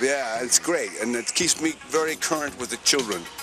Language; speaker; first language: English; native; English